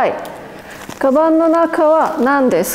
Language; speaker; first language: Japanese; non-native, fluent; Serbian